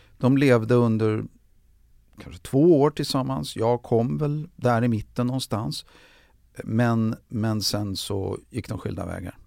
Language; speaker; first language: Swedish; native; Swedish